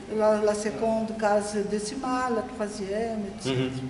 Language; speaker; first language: French; non-native, learner; Portuguese